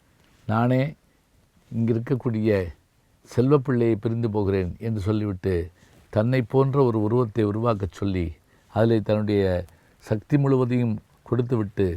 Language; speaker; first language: Tamil; native; Tamil